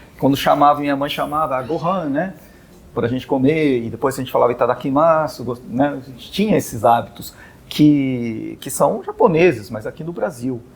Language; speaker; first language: Portuguese; native; Portuguese